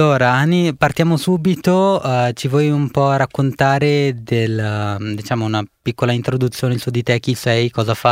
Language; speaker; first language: Italian; early bilingual, other home language; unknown